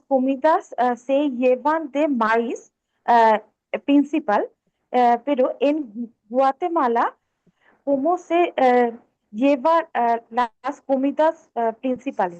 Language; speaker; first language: Spanish; non-native, learner; Bangla